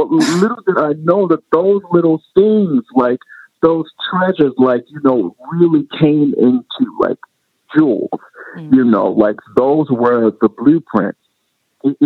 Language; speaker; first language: English; native; English